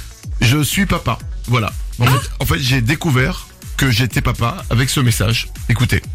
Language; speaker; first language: French; native; French